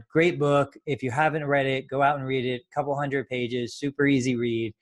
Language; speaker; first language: English; native; English